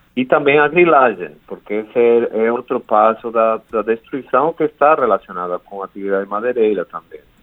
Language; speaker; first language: Portuguese; non-native, fluent; Spanish